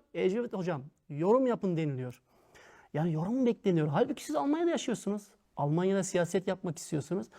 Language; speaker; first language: Turkish; early bilingual, heritage; Turkish